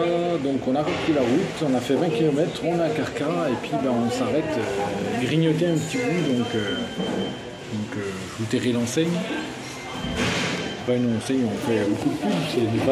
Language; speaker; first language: French; native; French